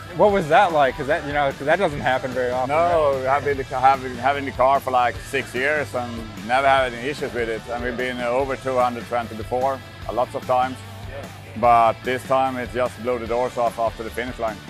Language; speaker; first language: English; non-native, fluent; Swedish